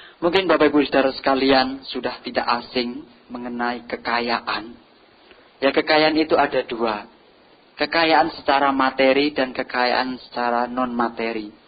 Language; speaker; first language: Indonesian; non-native, local second language; Javanese